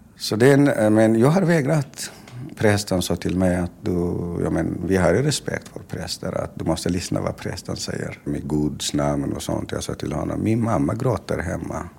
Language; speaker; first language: Swedish; non-native, fluent; Tigrinya